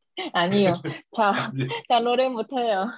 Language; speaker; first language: Korean; non-native, learner; Vietnamese